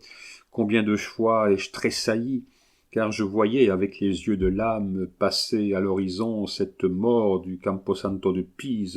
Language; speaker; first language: French; native; French